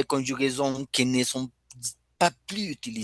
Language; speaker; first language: French; non-native, fluent; Spanish